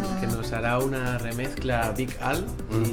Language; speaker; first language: Spanish; native; Spanish